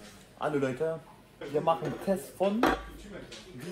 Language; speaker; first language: German; early bilingual, other home language; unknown